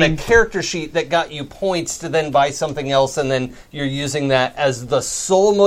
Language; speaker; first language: English; native; English